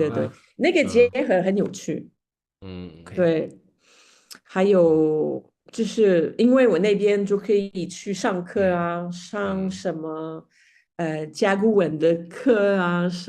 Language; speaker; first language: Chinese; non-native, fluent; French